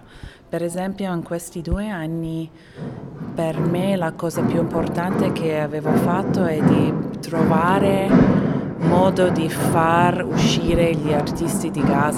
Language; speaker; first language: Italian; non-native, fluent; Arabic